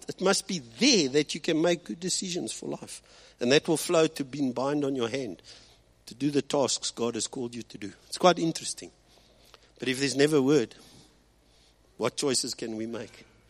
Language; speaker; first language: English; early bilingual, other home language; Afrikaans